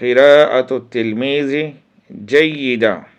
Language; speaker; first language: Arabic; non-native, learner; Urdu